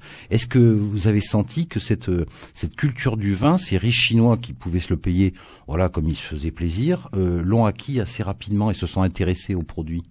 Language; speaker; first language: French; native; French